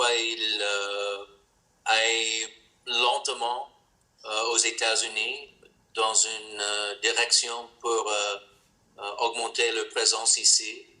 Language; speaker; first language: French; non-native, learner; English